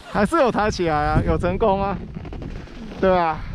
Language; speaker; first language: Chinese; native; Chinese